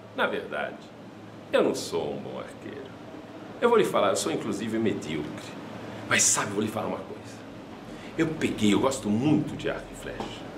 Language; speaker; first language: Portuguese; non-native, fluent; French